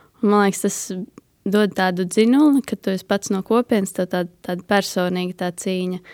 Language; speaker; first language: Latvian; native; Latvian